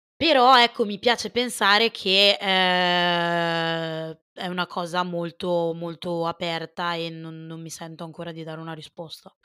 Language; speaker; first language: Italian; early bilingual, other home language; Arabic